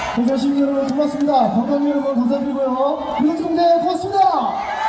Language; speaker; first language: Korean; native; Korean